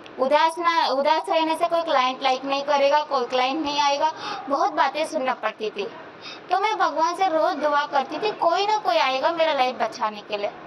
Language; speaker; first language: Hindi; non-native, local second language; Kannada